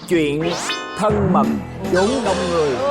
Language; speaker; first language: Vietnamese; native; Vietnamese